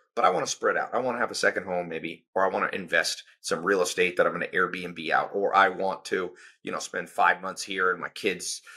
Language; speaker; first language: English; native; English